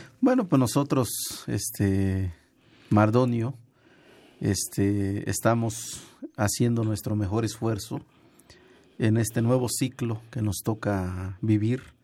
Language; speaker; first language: Spanish; non-native, local second language; Mixtepec Mixtec